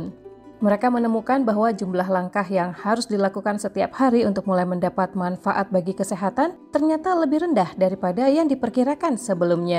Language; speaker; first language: Indonesian; native; Indonesian